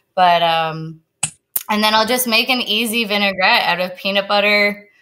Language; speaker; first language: English; native; English